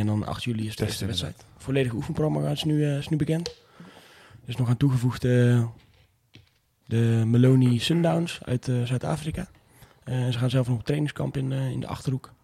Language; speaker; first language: Dutch; native; Dutch